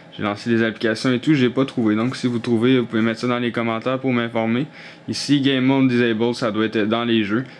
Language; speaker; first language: French; native; French